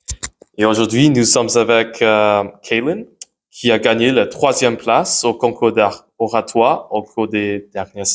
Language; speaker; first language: French; non-native, learner; English